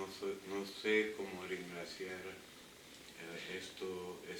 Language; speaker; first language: Spanish; non-native, fluent; Italian